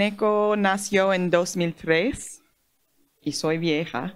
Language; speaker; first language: Spanish; non-native, learner; English